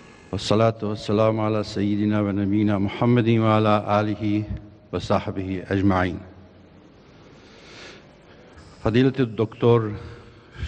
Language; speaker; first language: Arabic; non-native, fluent; Bosnian